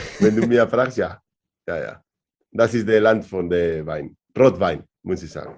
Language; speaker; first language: German; non-native, learner; Spanish